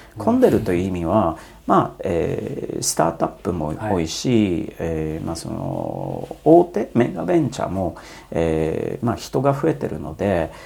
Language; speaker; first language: Japanese; non-native, fluent; Polish